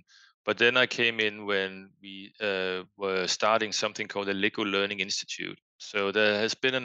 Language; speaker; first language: English; non-native, fluent; Danish